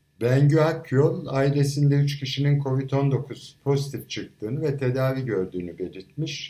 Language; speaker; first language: Turkish; native; Turkish